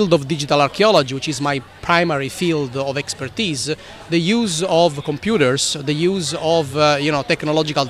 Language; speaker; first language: English; non-native, fluent; Italian